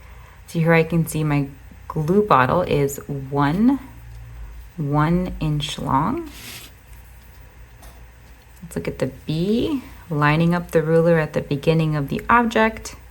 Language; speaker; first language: English; native; English